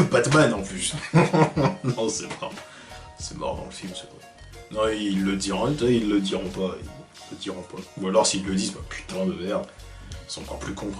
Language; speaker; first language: French; native; French